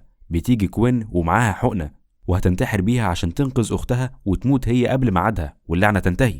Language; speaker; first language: Arabic; native; Arabic